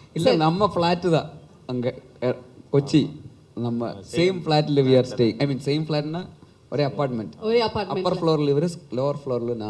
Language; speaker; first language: Tamil; non-native, learner; Malayalam